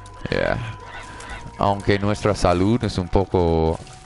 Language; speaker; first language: Spanish; non-native, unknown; English